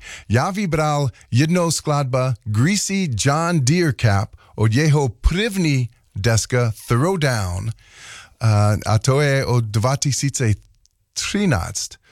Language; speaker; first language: Czech; non-native, learner; English